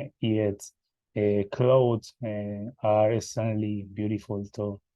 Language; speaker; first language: English; non-native, learner; Spanish